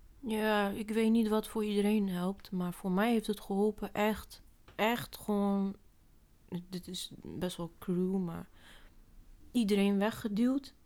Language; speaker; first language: Dutch; early bilingual, other home language; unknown